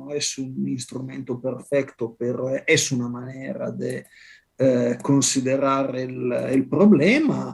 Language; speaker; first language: Spanish; non-native, fluent; Italian